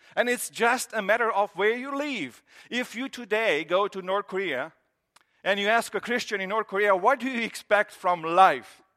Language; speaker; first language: English; non-native, fluent; Romanian